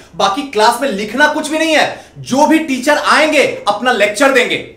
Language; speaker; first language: Hindi; native; Hindi